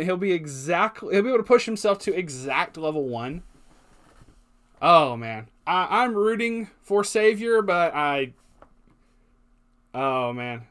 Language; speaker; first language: English; native; English